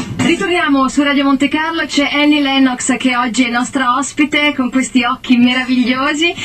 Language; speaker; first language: Italian; native; Italian